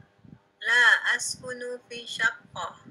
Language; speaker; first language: Arabic; non-native, learner; Indonesian